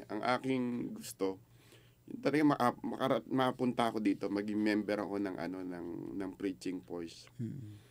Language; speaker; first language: Filipino; native; Filipino